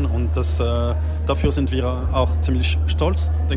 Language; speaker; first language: German; non-native, local second language; French